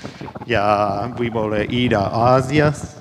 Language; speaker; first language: Estonian; non-native, learner; English